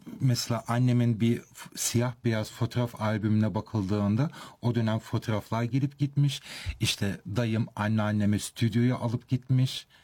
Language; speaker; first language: Turkish; early bilingual, heritage; Turkish